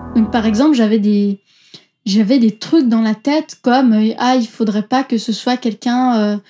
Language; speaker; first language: French; native; French